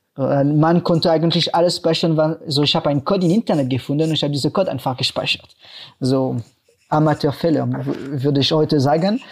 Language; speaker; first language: German; non-native, fluent; French